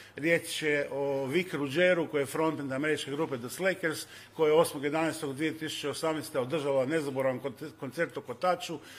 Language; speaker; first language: Croatian; native; Croatian